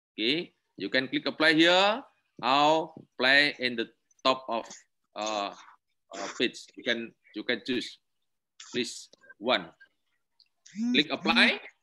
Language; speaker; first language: English; non-native, learner; Indonesian